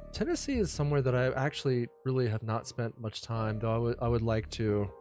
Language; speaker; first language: English; native; English